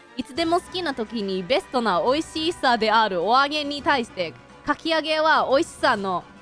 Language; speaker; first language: Japanese; non-native, fluent; English